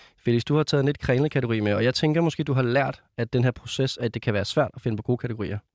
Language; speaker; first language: Danish; native; Danish